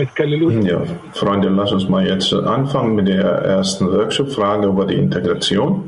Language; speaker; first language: German; non-native, fluent; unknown